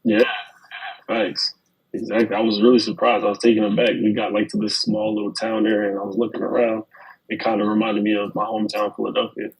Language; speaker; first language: English; native; English